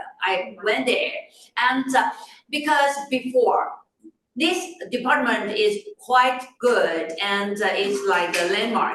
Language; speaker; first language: English; non-native, fluent; Chinese